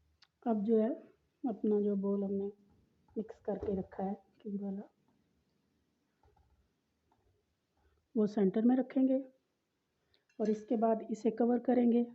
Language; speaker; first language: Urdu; non-native, local second language; Pahari-Potwari